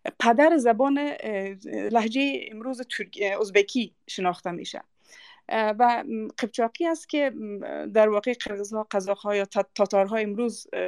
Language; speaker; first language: Persian; non-native, local second language; Uzbek